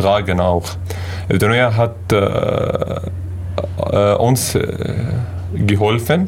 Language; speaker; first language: German; non-native, learner; Arabic